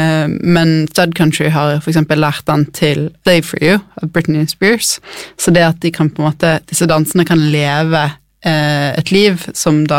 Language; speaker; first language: Norwegian; native; Norwegian